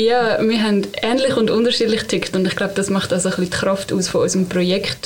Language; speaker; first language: German; native; German